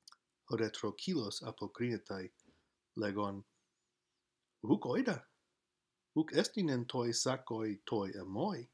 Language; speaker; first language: Greek; non-native, fluent; English